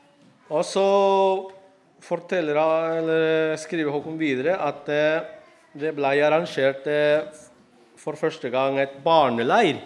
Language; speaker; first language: Norwegian; non-native, fluent; Spanish